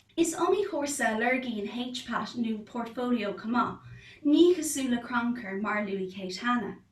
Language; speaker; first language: Irish; non-native, local second language; English